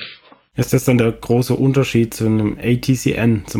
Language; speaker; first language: German; native; German